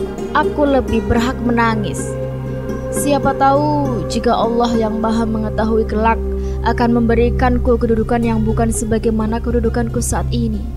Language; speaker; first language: Indonesian; native; Indonesian